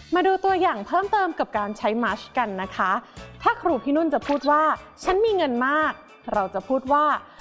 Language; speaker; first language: Thai; native; Thai